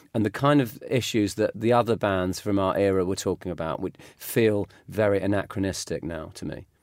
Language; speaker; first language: English; native; English